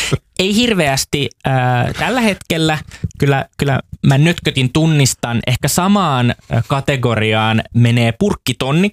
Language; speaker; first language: Finnish; native; Finnish